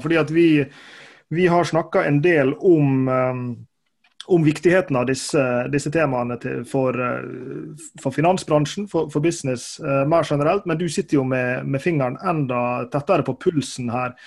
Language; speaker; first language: Norwegian; native; Norwegian